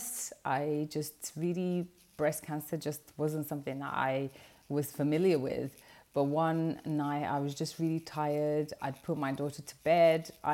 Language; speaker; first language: English; non-native, fluent; Portuguese